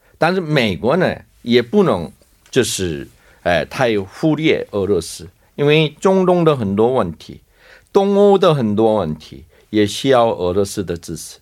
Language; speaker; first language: Chinese; non-native, fluent; Korean